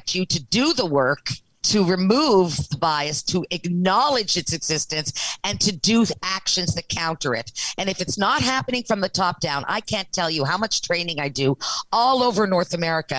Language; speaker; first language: English; native; English